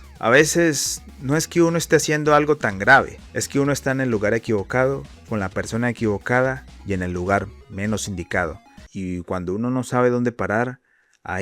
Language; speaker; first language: Spanish; native; Spanish